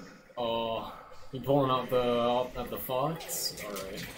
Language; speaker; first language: English; native; English